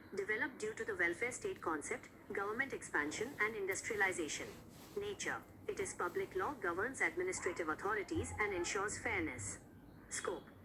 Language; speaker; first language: English; non-native, local second language; Marathi